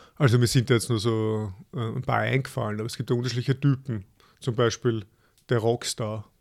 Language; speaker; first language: German; native; German